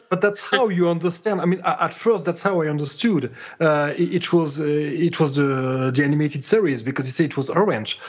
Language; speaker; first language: English; non-native, fluent; French